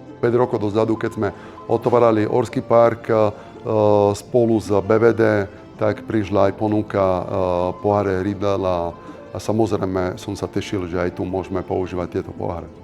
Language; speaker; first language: Slovak; non-native, fluent; Italian